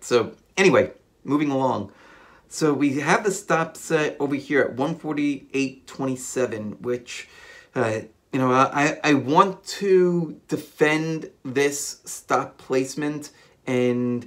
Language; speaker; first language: English; native; English